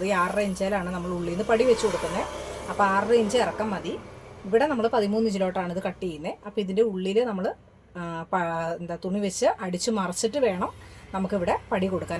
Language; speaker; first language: Malayalam; native; Malayalam